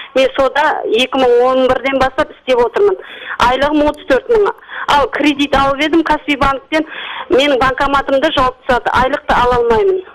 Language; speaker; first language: Kazakh; early bilingual, heritage; Kazakh